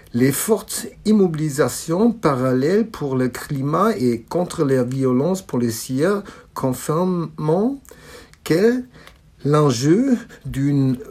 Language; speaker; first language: French; non-native, learner; German